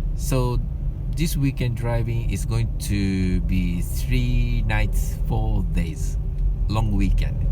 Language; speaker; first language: English; non-native, learner; Japanese